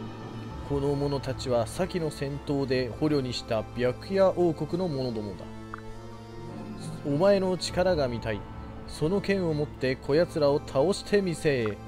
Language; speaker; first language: Japanese; native; Japanese